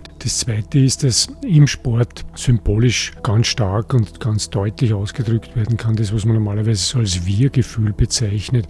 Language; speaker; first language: German; native; German